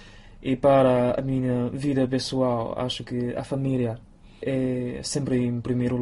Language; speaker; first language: Portuguese; non-native, fluent; Chinese